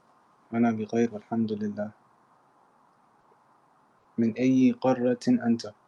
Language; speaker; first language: Arabic; non-native, learner; English